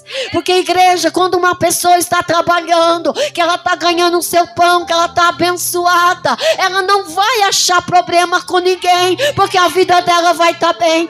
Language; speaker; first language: Portuguese; native; Portuguese